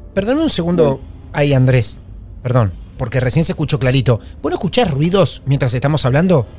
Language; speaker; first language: Spanish; native; Spanish